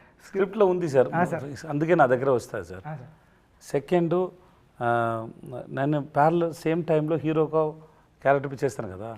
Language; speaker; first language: Telugu; non-native, local second language; Tamil